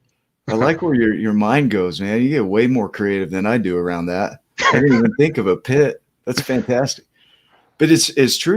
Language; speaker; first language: English; native; English